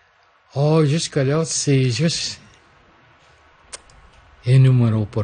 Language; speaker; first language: French; non-native, local second language; English